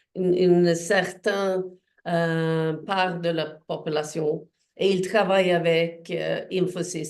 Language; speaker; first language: French; non-native, fluent; Swedish